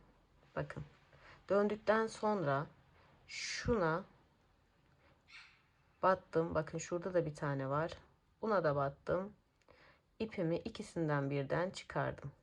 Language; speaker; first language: Turkish; native; Turkish